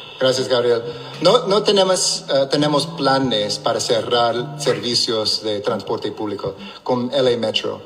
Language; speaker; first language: Spanish; non-native, local second language; English